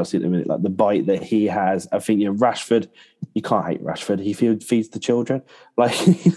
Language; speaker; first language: English; native; English